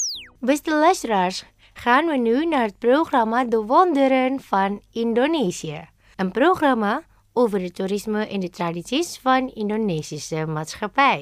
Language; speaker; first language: Dutch; non-native, learner; Indonesian